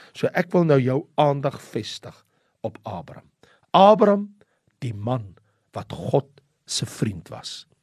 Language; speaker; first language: Afrikaans; native; Afrikaans